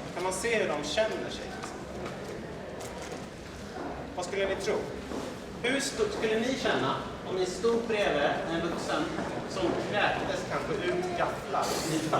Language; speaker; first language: Swedish; native; Swedish